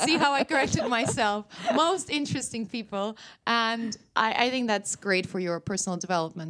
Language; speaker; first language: English; non-native, fluent; Russian